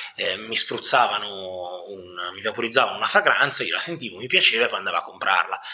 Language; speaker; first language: Italian; native; Italian